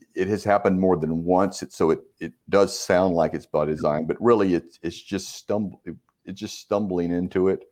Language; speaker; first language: English; native; English